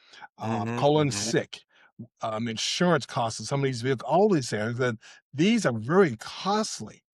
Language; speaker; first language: English; native; English